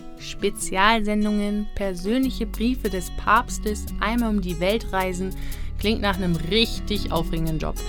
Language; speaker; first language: German; native; German